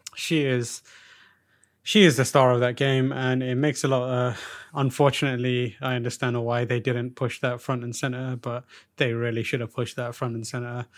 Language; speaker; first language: English; early bilingual, other home language; Urdu